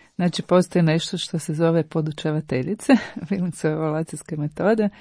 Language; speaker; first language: Croatian; native; Croatian